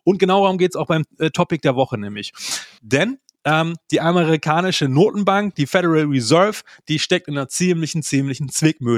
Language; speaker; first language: German; native; German